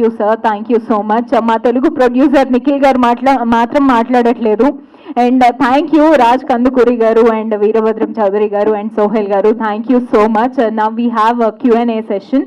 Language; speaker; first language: Telugu; native; Telugu